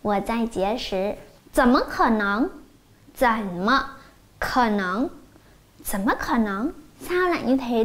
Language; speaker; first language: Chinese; non-native, fluent; Vietnamese